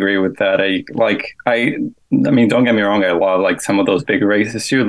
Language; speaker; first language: English; non-native, fluent; Portuguese